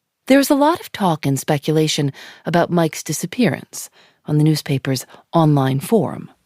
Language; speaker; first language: English; native; English